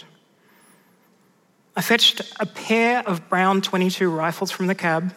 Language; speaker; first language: English; native; English